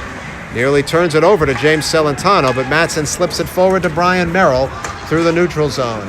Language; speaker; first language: English; native; English